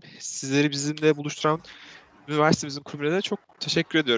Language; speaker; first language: Turkish; native; Turkish